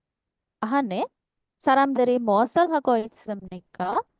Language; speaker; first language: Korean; non-native, fluent; Sinhala